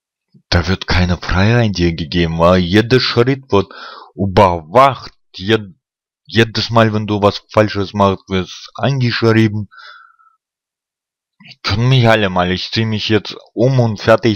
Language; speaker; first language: German; non-native, fluent; Russian